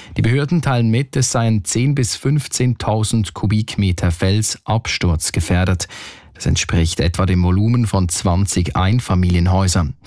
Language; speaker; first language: German; native; German